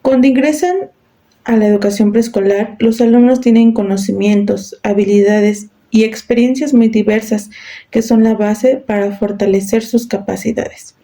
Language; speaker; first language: Spanish; native; Spanish